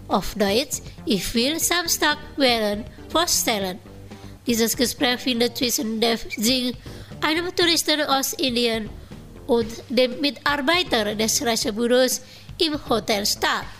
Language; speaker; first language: German; non-native, fluent; Indonesian